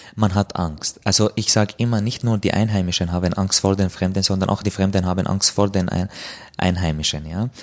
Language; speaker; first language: German; non-native, fluent; Arabic